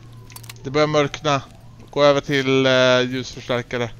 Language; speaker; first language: Swedish; native; Swedish